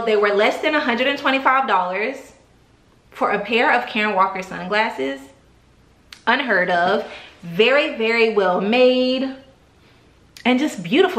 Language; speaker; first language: English; native; English